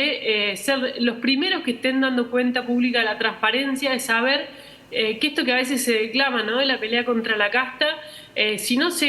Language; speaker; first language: Spanish; native; Spanish